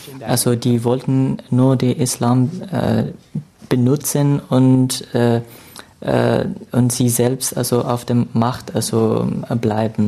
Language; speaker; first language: German; non-native, learner; Persian